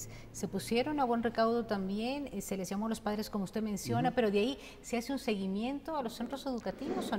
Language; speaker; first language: Spanish; native; Spanish